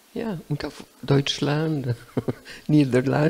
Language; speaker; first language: German; non-native, learner; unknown